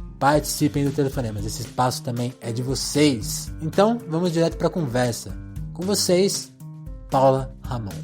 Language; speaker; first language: Portuguese; native; Portuguese